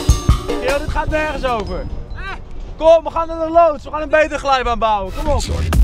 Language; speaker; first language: Dutch; native; Dutch